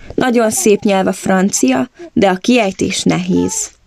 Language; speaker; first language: Hungarian; non-native, learner; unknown